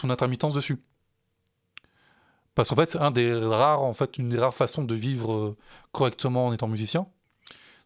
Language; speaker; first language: French; native; French